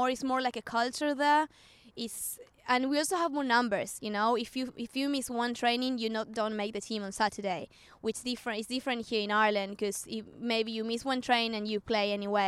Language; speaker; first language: English; non-native, fluent; Spanish